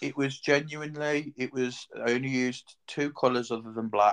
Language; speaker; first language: English; native; English